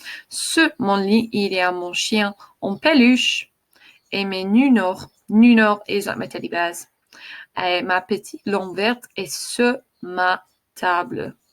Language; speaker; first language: French; non-native, fluent; English